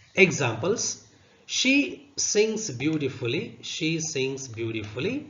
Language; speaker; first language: English; non-native, local second language; Kannada